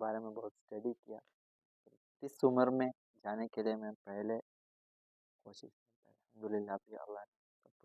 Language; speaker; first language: Hindi; non-native, local second language; Malayalam